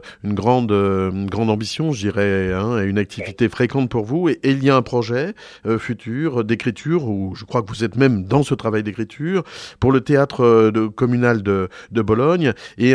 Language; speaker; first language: French; native; French